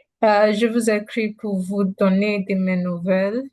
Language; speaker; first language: French; non-native, learner; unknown